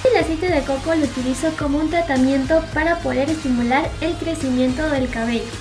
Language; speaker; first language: Spanish; native; Spanish